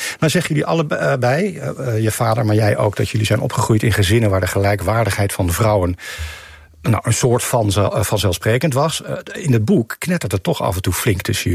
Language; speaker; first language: Dutch; native; Dutch